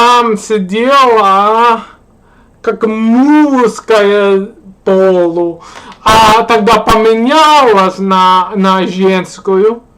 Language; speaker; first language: Russian; non-native, learner; English